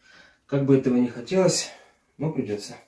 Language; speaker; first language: Russian; native; Russian